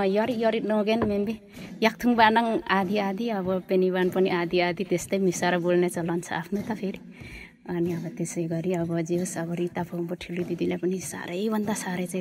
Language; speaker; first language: Nepali; non-native, local second language; Limbu